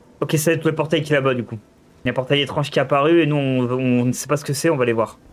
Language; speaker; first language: French; native; French